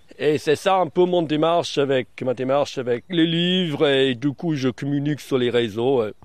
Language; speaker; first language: French; early bilingual, other home language; English